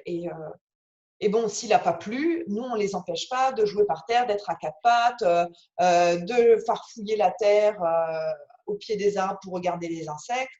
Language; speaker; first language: French; native; French